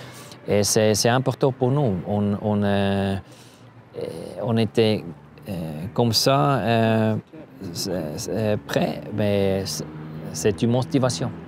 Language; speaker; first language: French; non-native, learner; German